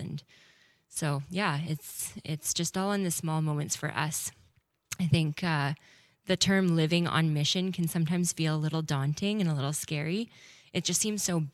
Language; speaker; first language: English; native; English